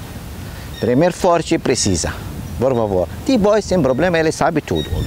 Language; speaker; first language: Portuguese; non-native, learner; Arabic